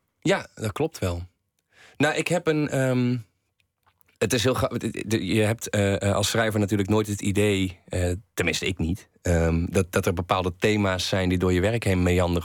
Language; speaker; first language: Dutch; native; Dutch